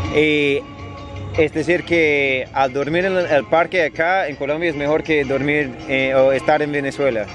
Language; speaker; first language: Spanish; non-native, fluent; English